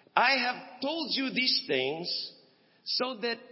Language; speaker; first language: English; non-native, local second language; Filipino